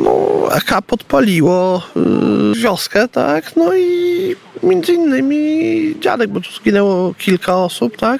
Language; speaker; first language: Polish; native; Polish